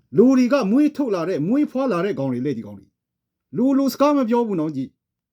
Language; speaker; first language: Burmese; non-native, local second language; Kachin